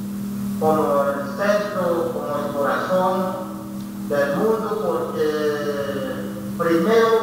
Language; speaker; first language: Spanish; non-native, local second language; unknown